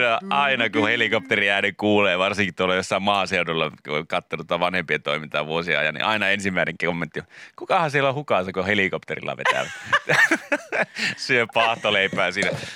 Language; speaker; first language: Finnish; native; Finnish